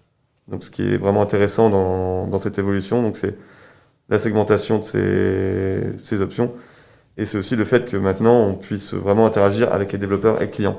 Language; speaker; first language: French; native; French